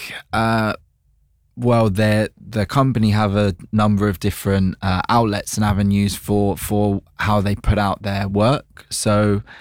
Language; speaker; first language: English; native; English